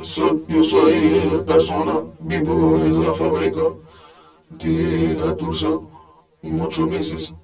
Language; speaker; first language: Spanish; non-native, learner; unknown